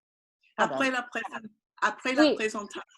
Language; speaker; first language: French; non-native, learner; English